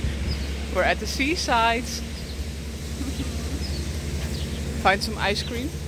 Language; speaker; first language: English; non-native, fluent; Dutch